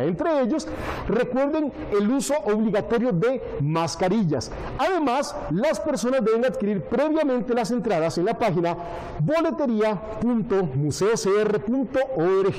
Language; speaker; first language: Spanish; native; Spanish